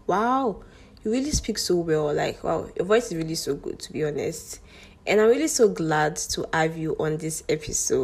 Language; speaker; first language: English; non-native, local second language; Yoruba